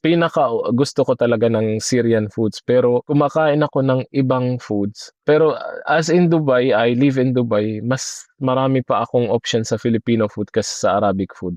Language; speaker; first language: Filipino; non-native, fluent; Arabic